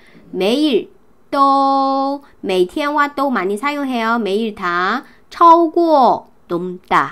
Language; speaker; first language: Korean; non-native, fluent; Chinese